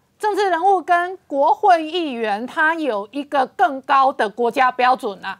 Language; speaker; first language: Chinese; native; Chinese